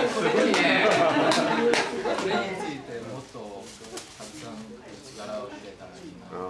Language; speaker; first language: Japanese; non-native, fluent; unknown